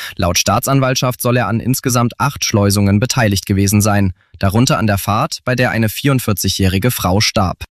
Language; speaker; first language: German; native; German